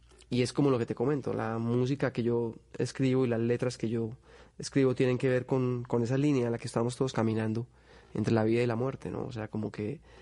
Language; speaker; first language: Spanish; native; Spanish